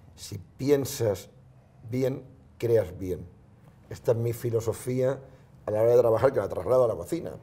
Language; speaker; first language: Spanish; non-native, local second language; Catalan